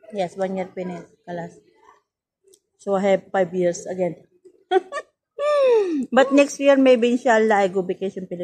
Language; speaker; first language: English; non-native, learner; Filipino